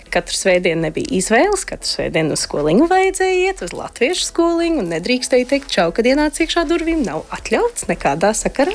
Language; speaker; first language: Latvian; early bilingual, heritage; Latvian